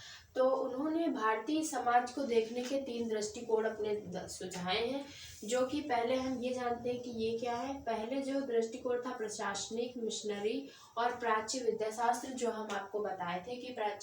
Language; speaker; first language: Hindi; native; Hindi